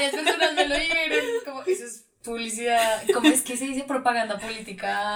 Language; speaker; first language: Spanish; native; Spanish